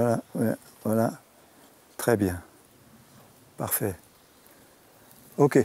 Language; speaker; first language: French; non-native, fluent; German